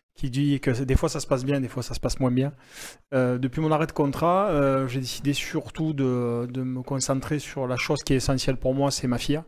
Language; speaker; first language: French; native; French